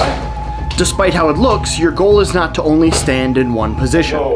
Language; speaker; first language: English; native; English